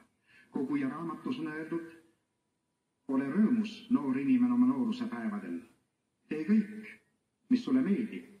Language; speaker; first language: Estonian; native; Estonian